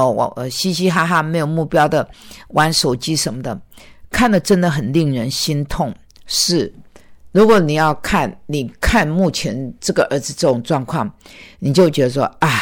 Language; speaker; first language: Chinese; native; Chinese